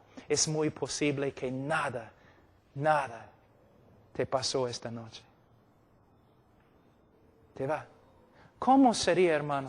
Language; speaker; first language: Spanish; non-native, fluent; English